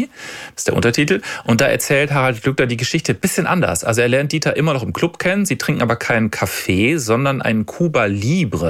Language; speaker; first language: German; native; German